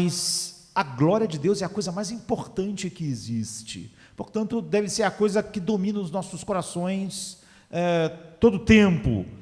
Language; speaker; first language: Portuguese; native; Portuguese